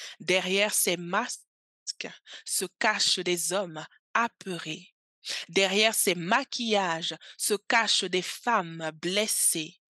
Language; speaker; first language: French; early bilingual, other home language; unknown